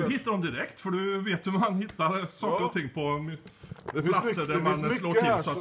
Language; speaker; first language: Swedish; native; Swedish